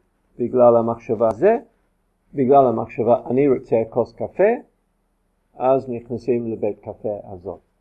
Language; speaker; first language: Hebrew; non-native, fluent; English